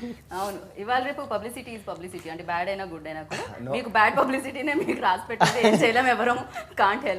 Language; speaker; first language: Telugu; native; Telugu